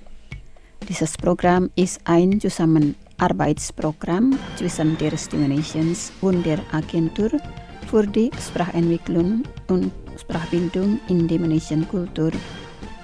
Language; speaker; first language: German; non-native, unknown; Indonesian